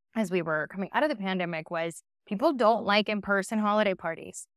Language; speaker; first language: English; early bilingual, other home language; Spanish